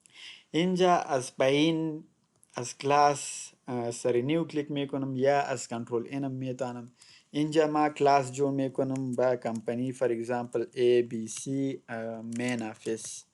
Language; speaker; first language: Persian; non-native, local second language; Pashto